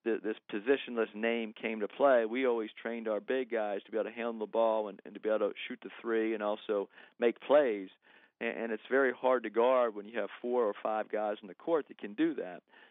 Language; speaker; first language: English; native; English